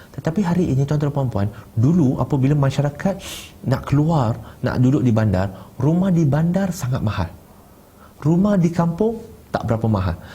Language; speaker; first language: Malay; non-native, local second language; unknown